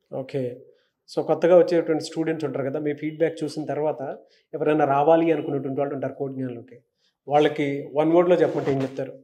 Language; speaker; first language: Telugu; native; Telugu